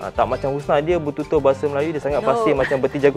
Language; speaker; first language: Malay; native; Malay